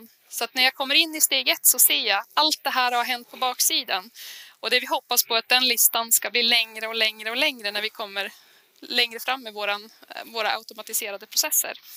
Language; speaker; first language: Swedish; native; Swedish